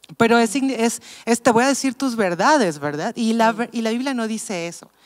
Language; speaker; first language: Spanish; native; Spanish